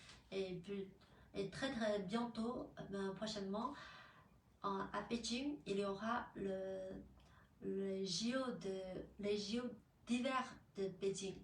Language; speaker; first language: French; non-native, fluent; Chinese